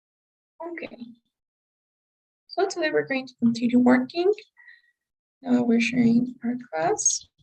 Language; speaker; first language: English; non-native, fluent; Spanish